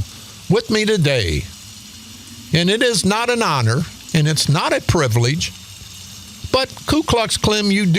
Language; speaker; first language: English; native; English